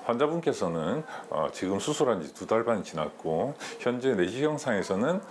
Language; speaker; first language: Korean; native; Korean